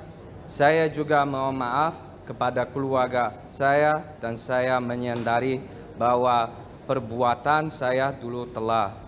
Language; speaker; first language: Indonesian; non-native, learner; English